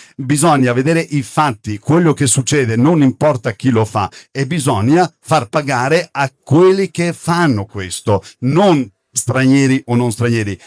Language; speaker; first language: Italian; non-native, fluent; Turkish